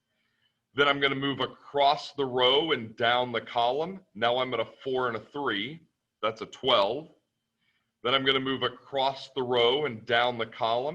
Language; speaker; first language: English; native; English